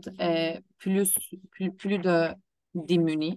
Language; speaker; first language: French; non-native, learner; Turkish